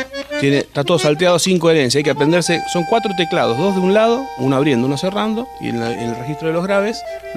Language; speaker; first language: Spanish; native; Spanish